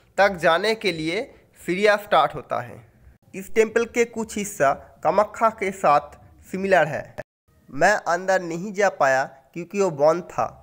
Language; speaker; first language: Hindi; non-native, local second language; Bangla